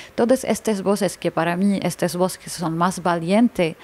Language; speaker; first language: Spanish; non-native, learner; Arabic